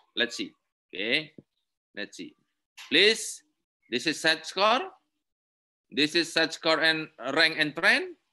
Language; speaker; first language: English; non-native, learner; Indonesian